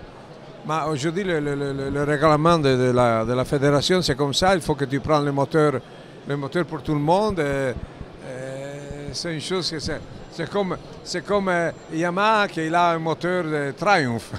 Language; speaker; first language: French; non-native, fluent; Italian